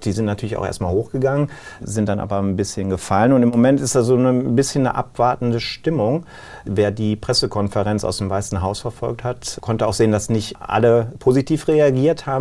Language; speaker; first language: German; native; German